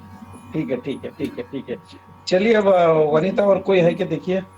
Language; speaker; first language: Hindi; native; Hindi